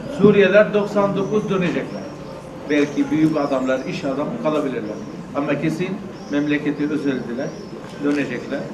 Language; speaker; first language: Turkish; non-native, learner; Arabic